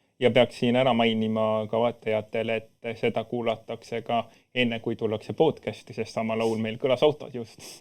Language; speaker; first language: Estonian; native; Estonian